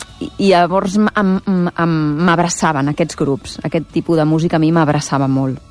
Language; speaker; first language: Catalan; native; Catalan